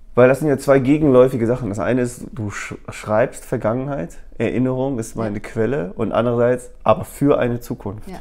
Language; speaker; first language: German; native; German